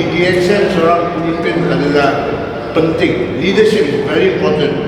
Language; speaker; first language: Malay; non-native, local second language; Tamil